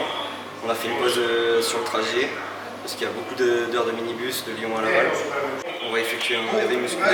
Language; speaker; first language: French; native; French